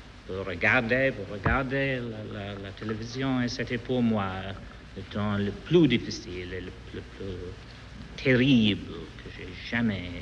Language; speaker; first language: French; non-native, learner; English